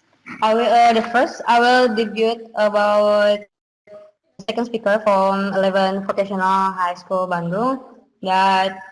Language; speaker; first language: English; non-native, learner; Indonesian